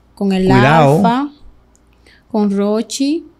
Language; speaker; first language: Spanish; native; Spanish